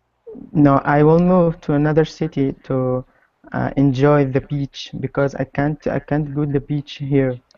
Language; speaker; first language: English; non-native, learner; Arabic